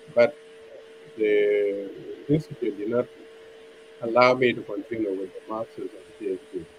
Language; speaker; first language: English; non-native, fluent; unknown